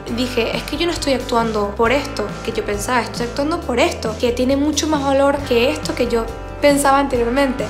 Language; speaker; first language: Spanish; native; Spanish